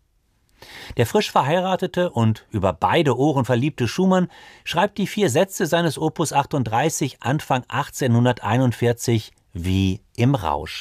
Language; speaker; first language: German; native; German